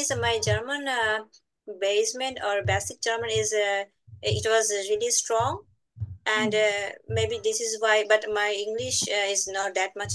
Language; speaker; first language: English; non-native, learner; Bangla